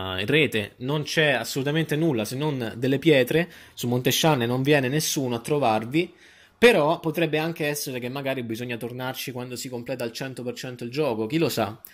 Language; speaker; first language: Italian; native; Italian